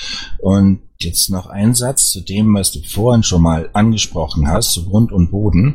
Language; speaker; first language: German; native; German